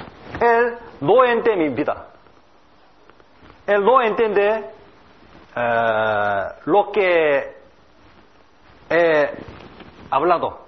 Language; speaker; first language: Spanish; non-native, learner; Korean